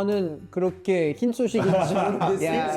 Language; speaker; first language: Korean; native; Korean